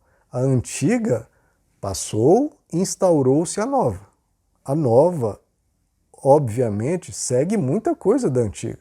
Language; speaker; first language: Portuguese; native; Portuguese